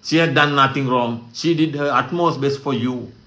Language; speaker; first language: English; non-native, local second language; Sinhala